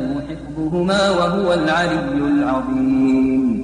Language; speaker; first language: Arabic; native; Arabic